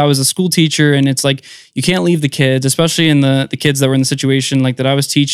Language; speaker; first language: English; native; English